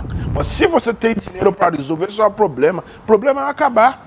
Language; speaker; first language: Portuguese; non-native, learner; Yoruba